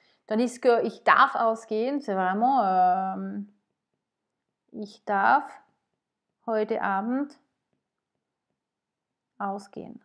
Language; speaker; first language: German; non-native, fluent; French